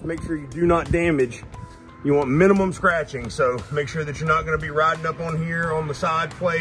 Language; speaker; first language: English; native; English